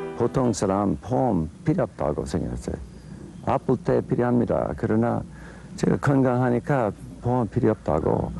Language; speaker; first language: Korean; non-native, learner; English